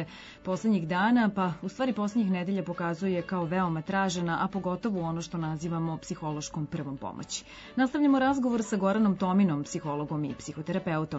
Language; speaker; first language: Serbian; native; Serbian